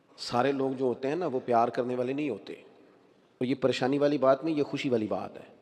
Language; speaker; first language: Urdu; non-native, local second language; Punjabi